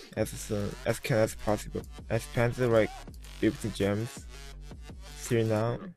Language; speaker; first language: English; non-native, learner; Korean